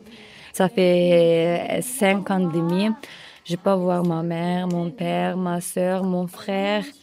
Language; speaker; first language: French; non-native, learner; Turkish